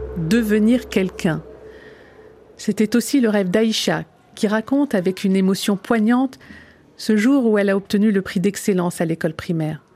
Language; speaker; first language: French; native; French